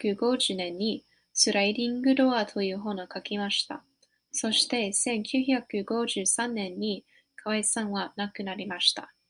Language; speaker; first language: Japanese; non-native, learner; English